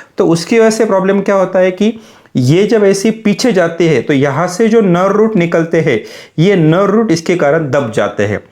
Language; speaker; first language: Hindi; non-native, local second language; Marathi